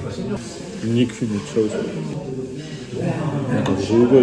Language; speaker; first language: Japanese; non-native, fluent; French